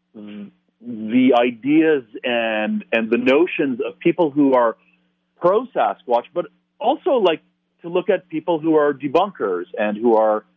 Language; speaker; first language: English; native; English